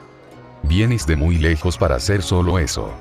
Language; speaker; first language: Spanish; native; Spanish